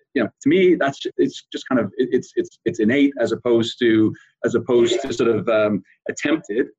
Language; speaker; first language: English; native; English